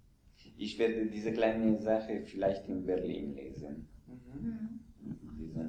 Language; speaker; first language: German; non-native, fluent; Italian